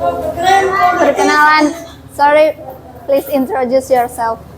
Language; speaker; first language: English; non-native, fluent; Indonesian